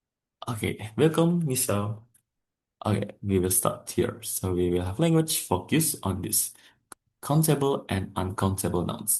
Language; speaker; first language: English; non-native, fluent; Indonesian